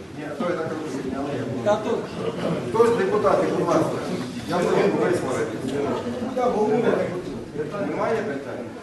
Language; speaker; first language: Ukrainian; native; Ukrainian